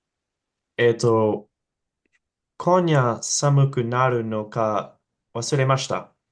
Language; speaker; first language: Japanese; non-native, learner; English